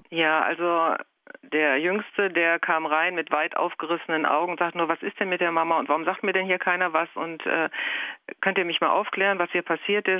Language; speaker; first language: German; native; German